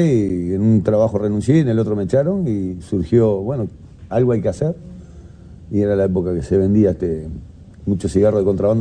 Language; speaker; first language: Spanish; native; Spanish